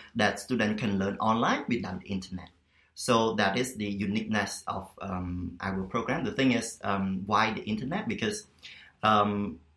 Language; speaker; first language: English; non-native, fluent; Khmer